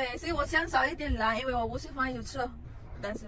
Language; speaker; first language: Chinese; non-native, learner; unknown